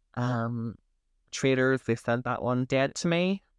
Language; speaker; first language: English; native; English